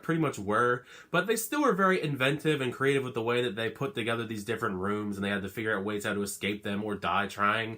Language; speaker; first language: English; native; English